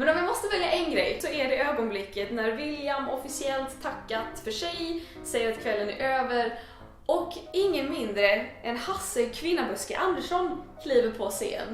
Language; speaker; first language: Swedish; native; Swedish